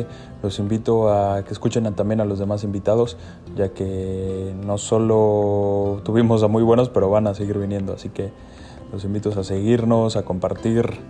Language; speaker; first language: Spanish; native; Spanish